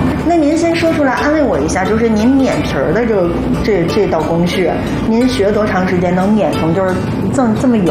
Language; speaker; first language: Chinese; native; Chinese